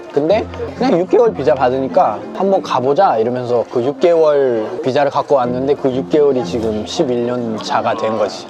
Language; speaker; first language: Korean; non-native, fluent; Nepali